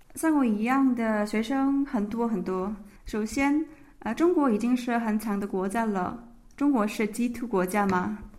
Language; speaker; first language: Chinese; non-native, fluent; Korean